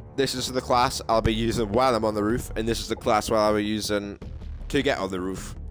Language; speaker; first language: English; native; English